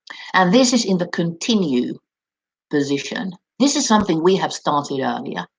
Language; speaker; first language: English; non-native, fluent; Finnish